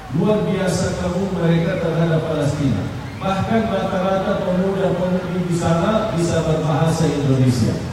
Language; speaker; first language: Indonesian; non-native, fluent; Arabic